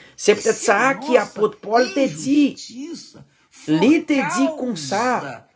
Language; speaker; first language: Haitian Creole; non-native, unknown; Portuguese